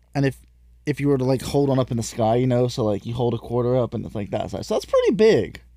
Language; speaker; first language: English; native; English